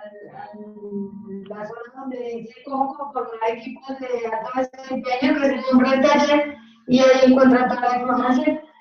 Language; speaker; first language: Spanish; native; Spanish